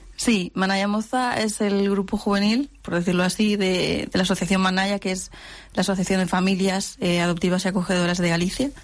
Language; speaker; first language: Spanish; native; Spanish